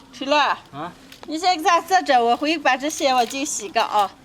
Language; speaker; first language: Chinese; native; Chinese